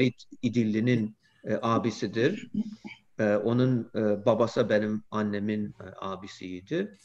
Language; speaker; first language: Turkish; non-native, fluent; English